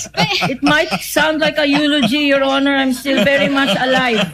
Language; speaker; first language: English; non-native, local second language; Filipino